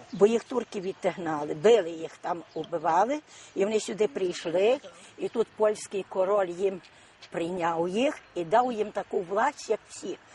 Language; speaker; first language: Ukrainian; native; Ukrainian